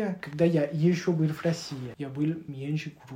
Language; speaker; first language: Russian; non-native, learner; French